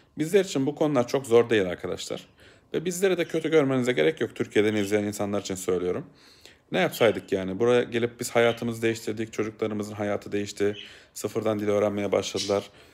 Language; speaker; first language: Turkish; native; Turkish